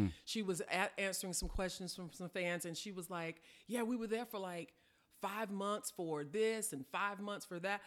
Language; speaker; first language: English; native; English